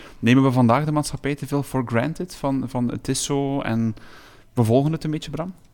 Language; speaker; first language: Dutch; native; Dutch